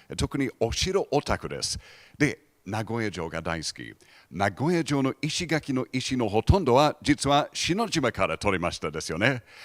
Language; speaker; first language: Japanese; non-native, fluent; English